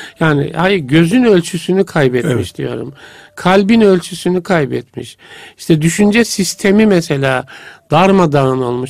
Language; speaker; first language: Turkish; native; Turkish